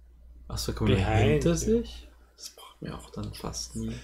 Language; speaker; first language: German; native; German